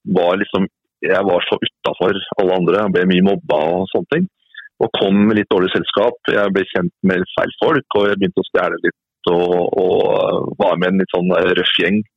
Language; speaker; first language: Norwegian; native; Norwegian